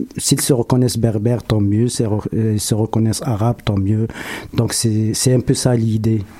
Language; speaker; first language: French; non-native, local second language; Arabic